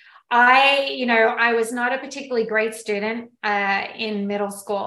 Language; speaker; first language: English; native; English